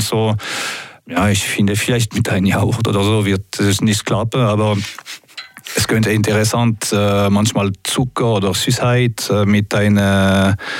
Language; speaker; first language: German; non-native, local second language; French